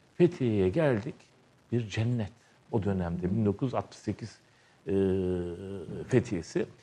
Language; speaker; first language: Turkish; native; Turkish